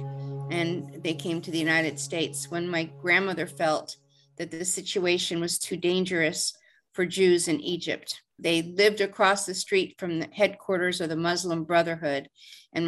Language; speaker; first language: English; native; English